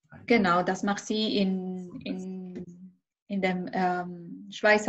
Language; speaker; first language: German; non-native, fluent; Spanish